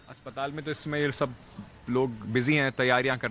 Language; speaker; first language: Hindi; native; Hindi